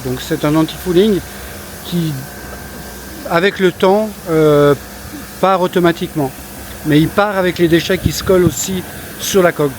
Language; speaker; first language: French; native; French